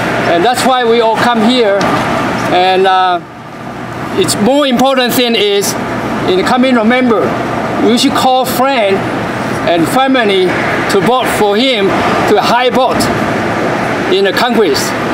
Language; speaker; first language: English; non-native, learner; Chinese